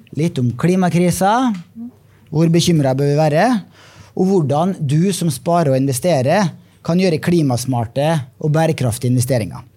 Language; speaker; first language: Norwegian; native; Norwegian